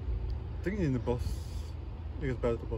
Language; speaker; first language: Dutch; non-native, learner; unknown